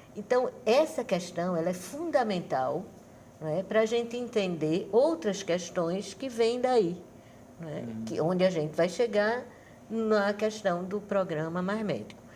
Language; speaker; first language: Portuguese; native; Portuguese